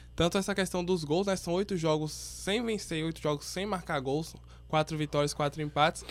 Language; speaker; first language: Portuguese; native; Portuguese